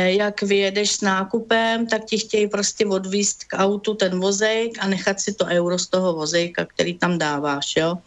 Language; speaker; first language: Czech; native; Czech